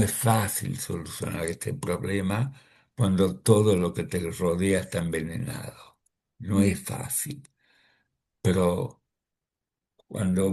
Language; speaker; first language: Spanish; early bilingual, other home language; Russian